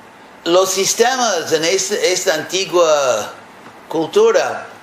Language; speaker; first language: Spanish; non-native, fluent; English